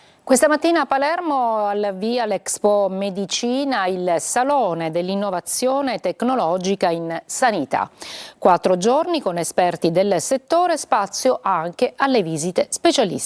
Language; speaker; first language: Italian; native; Italian